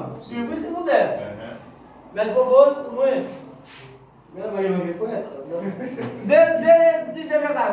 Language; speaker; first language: French; non-native, local second language; Haitian Creole